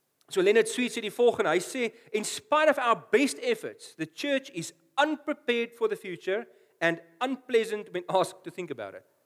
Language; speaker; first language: English; non-native, local second language; Afrikaans